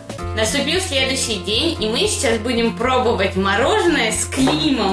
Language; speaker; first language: Russian; native; Russian